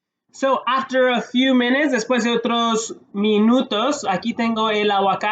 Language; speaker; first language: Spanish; early bilingual, heritage; English